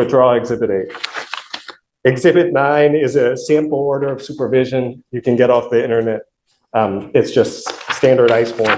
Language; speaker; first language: English; native; English